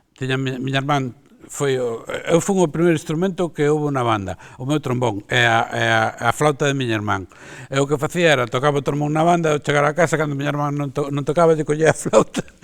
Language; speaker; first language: Galician; native; Galician